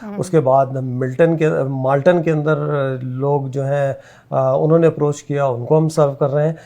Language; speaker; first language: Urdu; non-native, local second language; Pashto